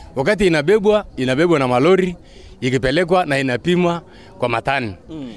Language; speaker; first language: Swahili; non-native, local second language; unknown